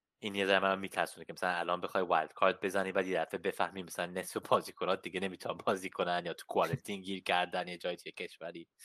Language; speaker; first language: Persian; early bilingual, heritage; Persian